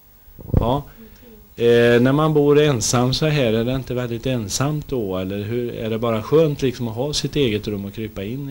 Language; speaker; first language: Swedish; native; Swedish